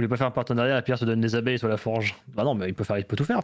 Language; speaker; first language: French; native; French